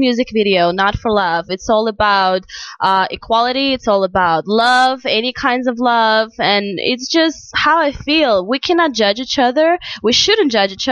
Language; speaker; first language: English; non-native, fluent; Russian